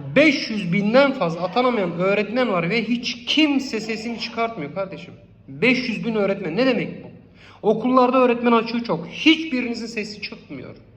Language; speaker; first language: Turkish; non-native, local second language; Kurdish